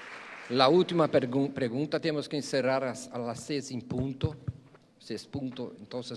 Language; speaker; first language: Spanish; non-native, fluent; Portuguese